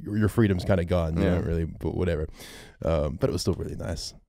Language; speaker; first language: English; native; English